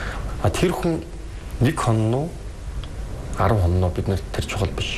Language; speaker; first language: Mongolian; native; Mongolian